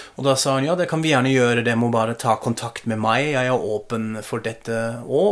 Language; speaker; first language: Norwegian; non-native, fluent; German